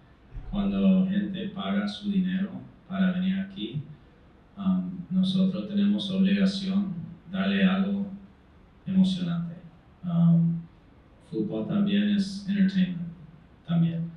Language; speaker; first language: Spanish; non-native, fluent; English